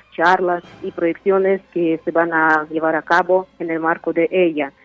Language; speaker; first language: Spanish; non-native, fluent; Uzbek